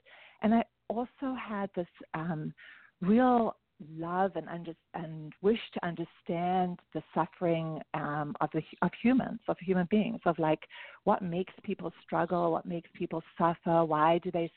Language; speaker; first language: English; native; English